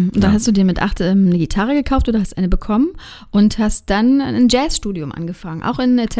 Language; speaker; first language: German; native; German